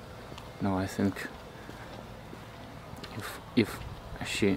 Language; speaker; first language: English; non-native, learner; Russian